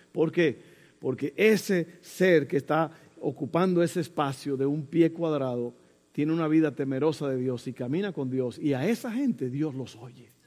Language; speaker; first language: Spanish; early bilingual, heritage; Spanish